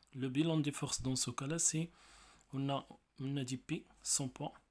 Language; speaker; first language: French; non-native, local second language; Arabic